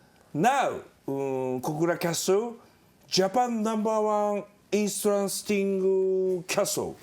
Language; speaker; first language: English; non-native, learner; Japanese